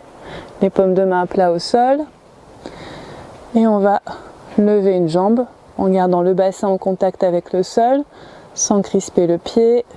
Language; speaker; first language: French; native; French